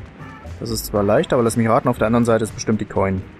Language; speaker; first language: German; native; German